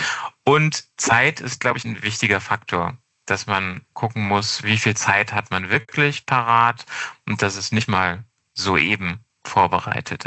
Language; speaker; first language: German; native; German